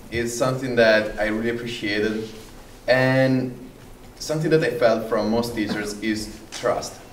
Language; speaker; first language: English; non-native, fluent; Italian